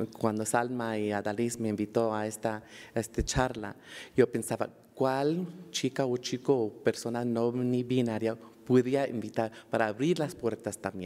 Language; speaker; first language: Spanish; early bilingual, heritage; Spanish